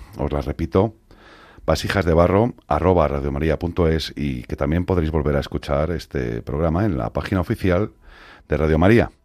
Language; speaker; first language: Spanish; native; Spanish